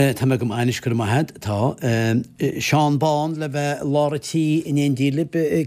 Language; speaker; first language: Irish; native; Irish